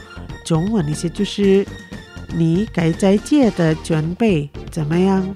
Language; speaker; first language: Chinese; early bilingual, heritage; Chinese